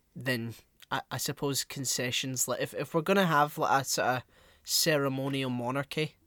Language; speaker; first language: English; native; English